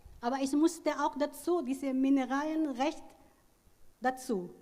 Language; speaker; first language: German; non-native, learner; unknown